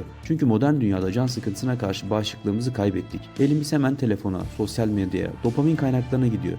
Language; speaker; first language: Turkish; native; Turkish